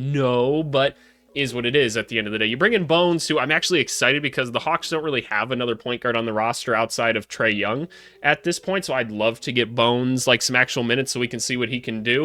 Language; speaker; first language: English; native; English